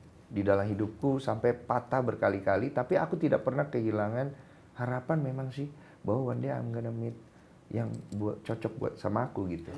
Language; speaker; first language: Indonesian; native; Indonesian